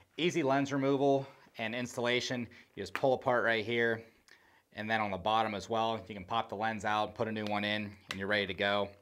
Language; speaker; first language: English; native; English